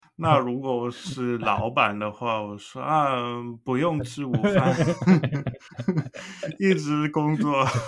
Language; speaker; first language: Chinese; non-native, learner; English